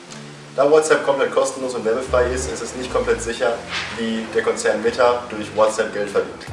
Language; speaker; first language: German; native; German